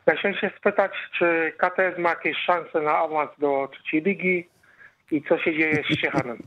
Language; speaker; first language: Polish; native; Polish